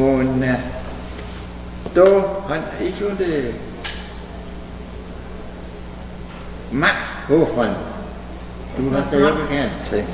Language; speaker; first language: German; early bilingual, heritage; German